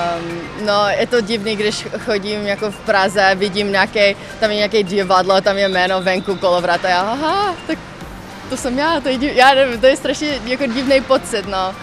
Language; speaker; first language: Czech; non-native, local second language; English